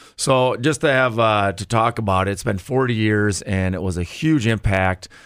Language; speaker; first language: English; native; English